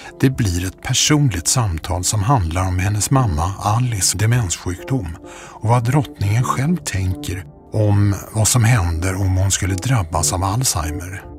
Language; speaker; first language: Swedish; native; Swedish